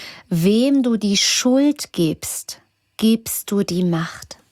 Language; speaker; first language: German; native; German